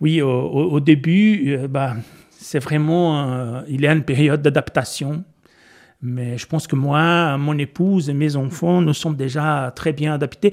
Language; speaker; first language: French; non-native, fluent; Portuguese